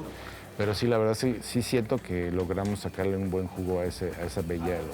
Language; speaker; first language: Spanish; native; Spanish